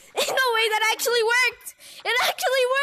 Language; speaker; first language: English; native; English